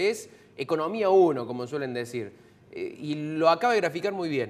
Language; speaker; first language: Spanish; native; Spanish